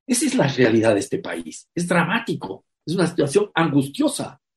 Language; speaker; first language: Spanish; native; Spanish